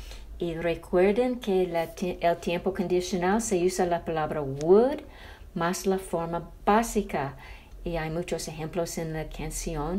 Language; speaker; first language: Spanish; non-native, fluent; English